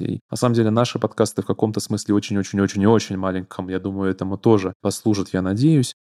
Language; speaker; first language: Russian; native; Russian